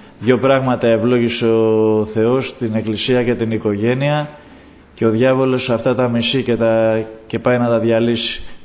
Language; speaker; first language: Greek; native; Greek